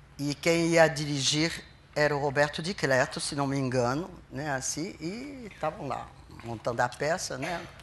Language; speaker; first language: Portuguese; non-native, fluent; French